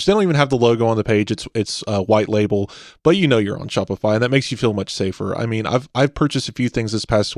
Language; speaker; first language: English; native; English